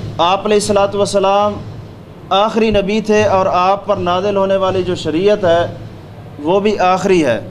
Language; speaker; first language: Urdu; non-native, local second language; Punjabi